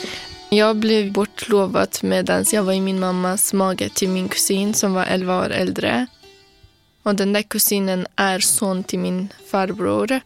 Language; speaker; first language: Swedish; non-native, fluent; Kurdish